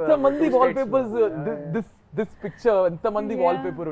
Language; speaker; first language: Telugu; native; Telugu